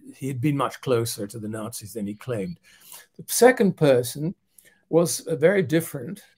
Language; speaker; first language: English; non-native, fluent; Dutch